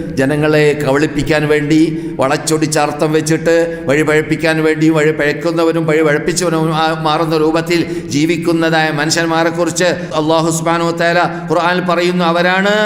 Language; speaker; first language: Malayalam; native; Malayalam